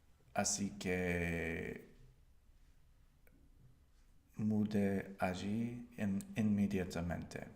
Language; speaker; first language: Spanish; non-native, learner; English